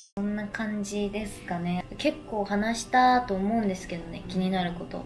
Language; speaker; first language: Japanese; native; Japanese